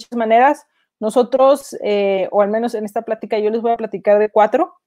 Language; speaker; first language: Spanish; native; Spanish